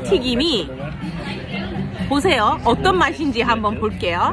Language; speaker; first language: Korean; early bilingual, heritage; Korean